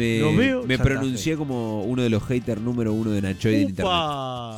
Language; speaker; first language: Spanish; native; Spanish